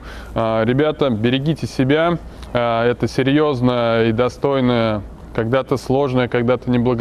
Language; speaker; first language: Russian; native; Russian